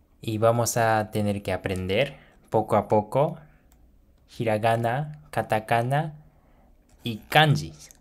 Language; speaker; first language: Spanish; non-native, fluent; Japanese